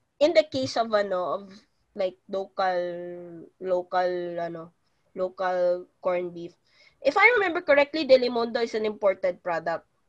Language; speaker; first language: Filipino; non-native, local second language; Cebuano